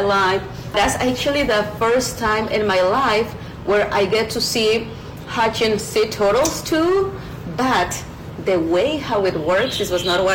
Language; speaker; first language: English; non-native, fluent; Quechua